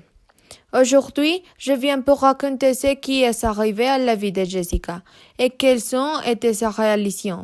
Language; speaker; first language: French; non-native, learner; Spanish